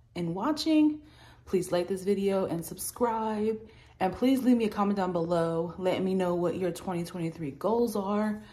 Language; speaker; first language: English; native; English